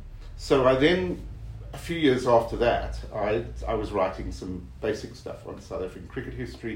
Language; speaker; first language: English; native; English